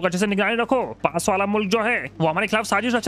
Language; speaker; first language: Hindi; native; Hindi